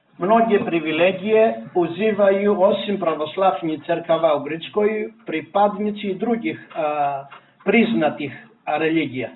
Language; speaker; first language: Serbian; non-native, fluent; Greek